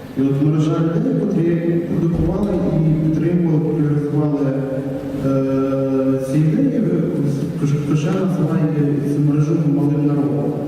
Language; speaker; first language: Ukrainian; native; Ukrainian